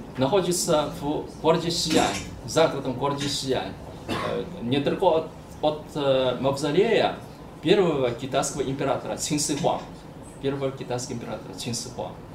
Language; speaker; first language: Russian; non-native, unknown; Chinese